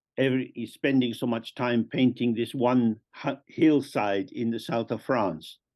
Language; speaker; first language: English; native; English